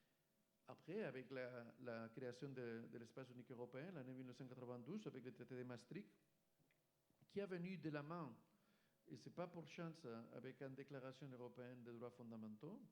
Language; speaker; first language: French; non-native, fluent; Spanish